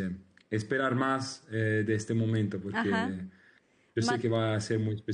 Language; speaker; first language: Spanish; non-native, learner; Italian